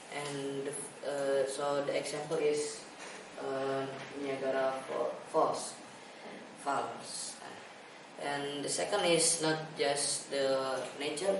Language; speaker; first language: English; non-native, learner; Indonesian